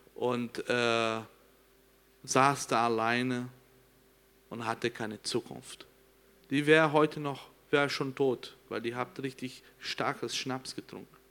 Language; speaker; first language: German; non-native, learner; Portuguese